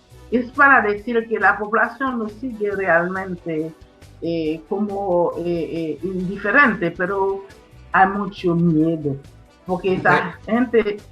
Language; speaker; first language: Spanish; non-native, fluent; Haitian Creole